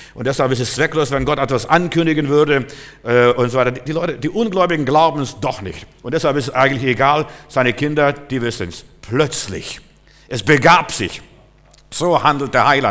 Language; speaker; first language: German; native; German